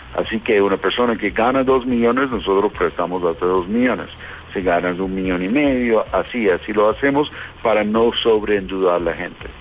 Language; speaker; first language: Spanish; non-native, fluent; English